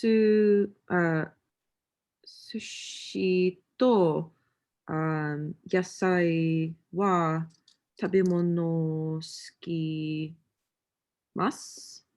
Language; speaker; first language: Japanese; non-native, learner; English